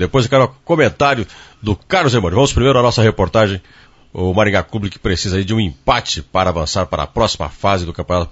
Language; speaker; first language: Portuguese; native; Portuguese